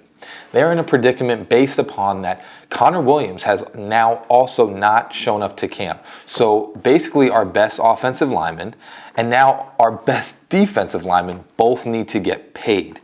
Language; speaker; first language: English; native; English